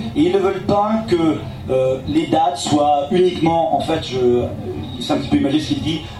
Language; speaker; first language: French; native; French